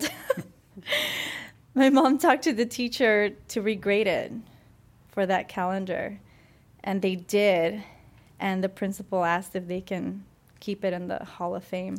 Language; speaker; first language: English; early bilingual, other home language; Spanish